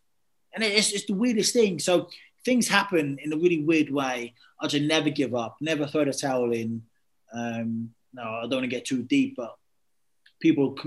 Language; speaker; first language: English; native; English